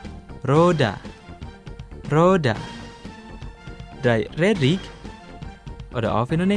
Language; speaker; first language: German; non-native, fluent; Indonesian